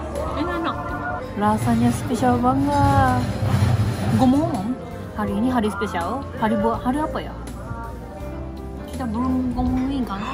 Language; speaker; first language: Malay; non-native, fluent; Japanese